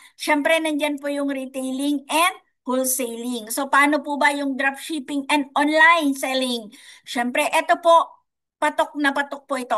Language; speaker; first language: Filipino; non-native, local second language; Iloko